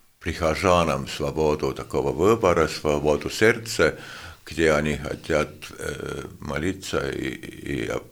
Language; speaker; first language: Russian; non-native, local second language; Lithuanian